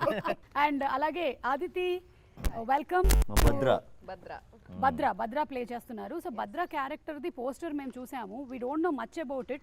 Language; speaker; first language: Telugu; native; Telugu